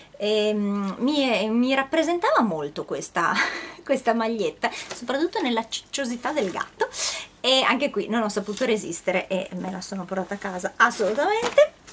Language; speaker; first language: Italian; native; Italian